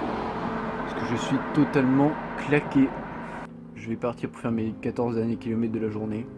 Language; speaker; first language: French; native; French